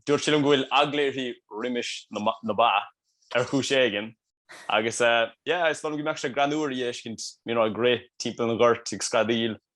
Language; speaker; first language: Irish; native; Irish